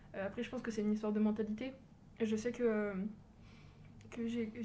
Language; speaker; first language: French; early bilingual, other home language; Portuguese